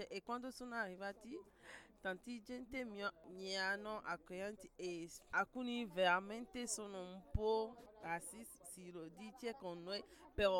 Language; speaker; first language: Italian; non-native, learner; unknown